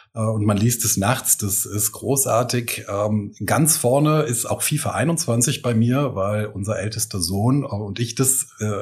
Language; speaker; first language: German; native; German